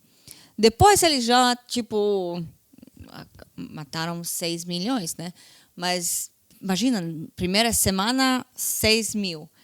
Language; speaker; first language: Portuguese; non-native, fluent; Hebrew